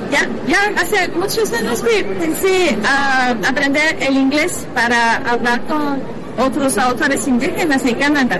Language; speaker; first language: Spanish; non-native, learner; French